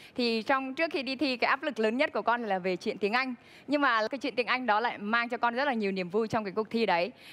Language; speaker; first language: Vietnamese; non-native, local second language; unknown